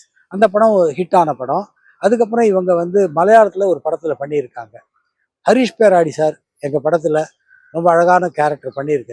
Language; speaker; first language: Tamil; native; Tamil